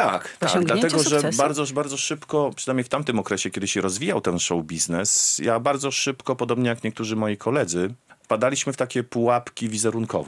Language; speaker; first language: Polish; native; Polish